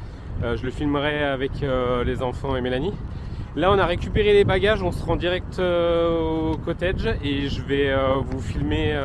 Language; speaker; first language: French; native; French